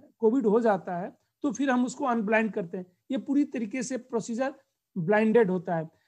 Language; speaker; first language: Hindi; native; Hindi